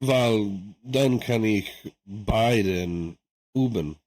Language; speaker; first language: German; non-native, learner; English